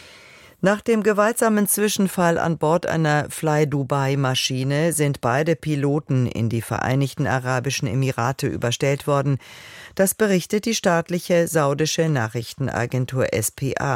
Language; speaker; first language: German; native; German